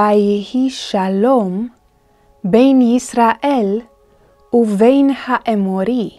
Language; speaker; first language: Hebrew; non-native, fluent; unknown